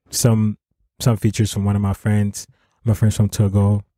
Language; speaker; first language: English; non-native, local second language; Akan